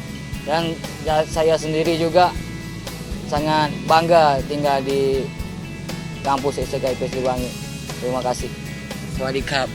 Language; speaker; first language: Indonesian; non-native, learner; Thai